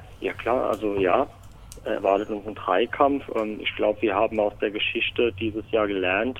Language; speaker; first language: German; native; German